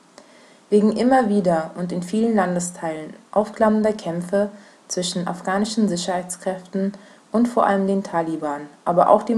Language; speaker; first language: German; native; German